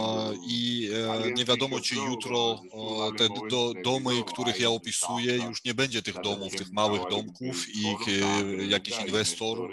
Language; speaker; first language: Polish; non-native, fluent; Georgian